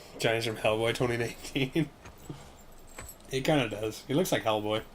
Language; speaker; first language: English; native; English